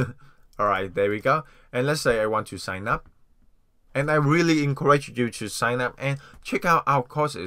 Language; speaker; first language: English; non-native, fluent; Vietnamese